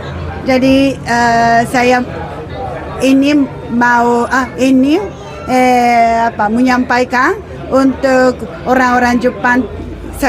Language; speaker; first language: Indonesian; non-native, learner; Japanese